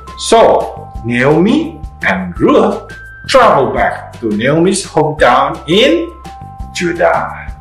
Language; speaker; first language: English; non-native, fluent; Indonesian